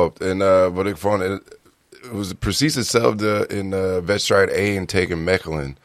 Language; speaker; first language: Dutch; non-native, learner; English